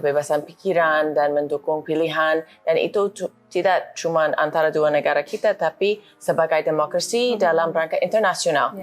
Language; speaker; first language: Indonesian; non-native, fluent; English